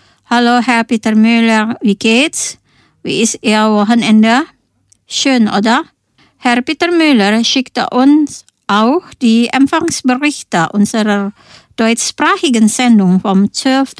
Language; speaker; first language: German; non-native, fluent; Indonesian